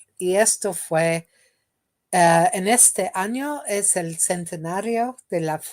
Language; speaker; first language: Spanish; non-native, fluent; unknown